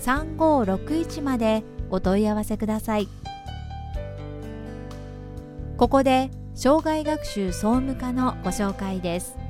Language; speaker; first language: Japanese; native; Japanese